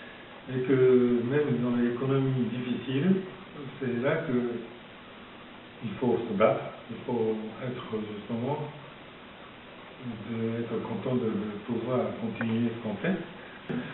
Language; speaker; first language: French; non-native, fluent; Japanese